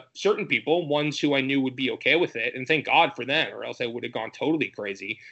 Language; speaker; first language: English; native; English